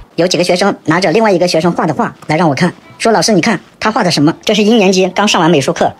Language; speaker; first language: Chinese; native; Chinese